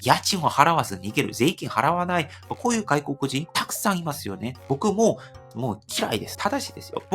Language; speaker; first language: Japanese; non-native, fluent; Korean